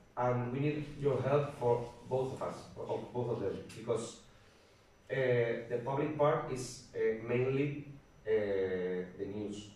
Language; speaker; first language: English; non-native, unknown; Spanish